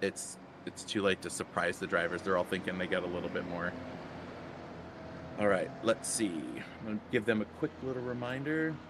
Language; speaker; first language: English; native; English